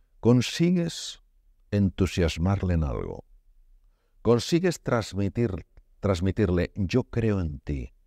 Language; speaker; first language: Spanish; native; Spanish